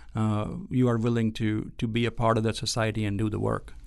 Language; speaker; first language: English; non-native, local second language; Gujarati